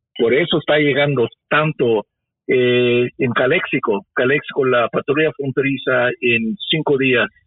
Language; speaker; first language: Spanish; early bilingual, heritage; Spanish